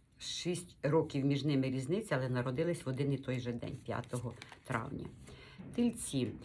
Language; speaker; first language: Ukrainian; non-native, local second language; Russian